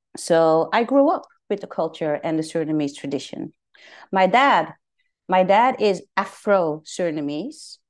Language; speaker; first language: English; non-native, fluent; Dutch